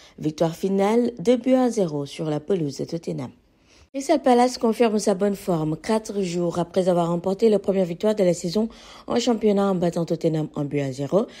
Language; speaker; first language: French; non-native, local second language; Wolof